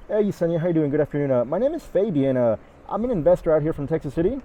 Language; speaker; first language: English; native; English